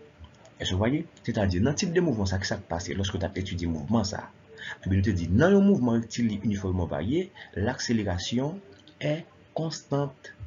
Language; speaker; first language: French; non-native, local second language; Haitian Creole